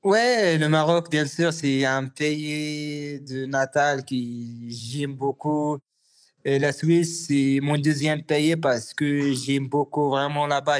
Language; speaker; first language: French; non-native, learner; Arabic